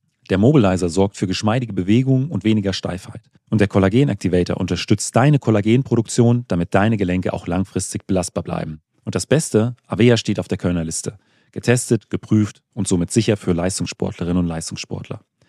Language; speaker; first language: German; native; German